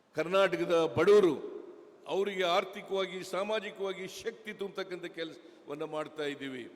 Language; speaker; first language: Kannada; native; Kannada